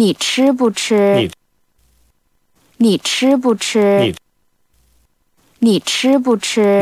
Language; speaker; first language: Chinese; non-native, learner; Korean